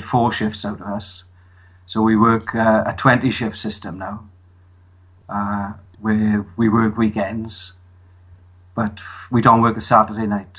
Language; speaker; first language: English; native; English